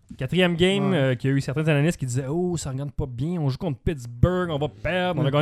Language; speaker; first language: French; native; French